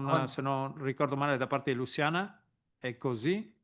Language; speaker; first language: Italian; native; Italian